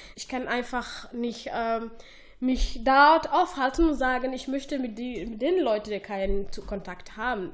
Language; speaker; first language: German; non-native, fluent; Somali